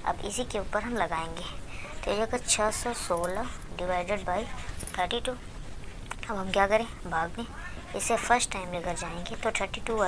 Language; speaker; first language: Hindi; native; Hindi